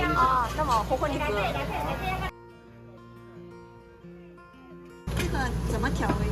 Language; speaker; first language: Chinese; non-native, learner; Japanese